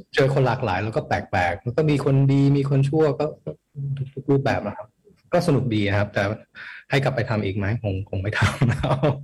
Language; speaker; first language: Thai; early bilingual, heritage; Thai